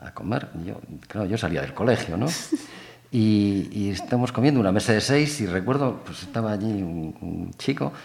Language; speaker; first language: Spanish; native; Spanish